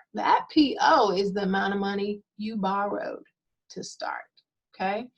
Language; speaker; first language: English; native; English